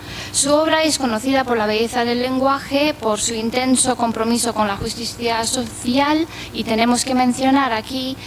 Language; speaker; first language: Spanish; non-native, fluent; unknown